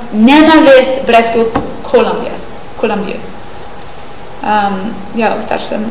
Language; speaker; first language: Icelandic; non-native, learner; English